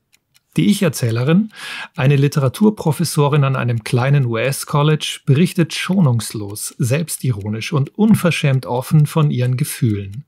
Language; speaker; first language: German; native; German